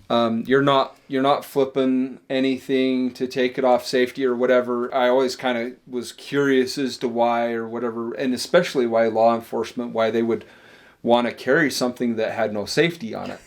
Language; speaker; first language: English; native; English